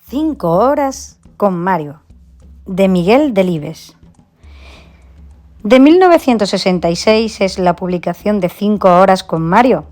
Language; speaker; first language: Spanish; native; Spanish